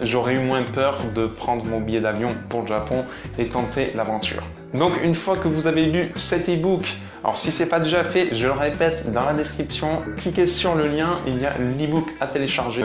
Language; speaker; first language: French; native; French